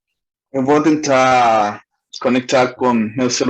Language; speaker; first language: Portuguese; non-native, learner; Spanish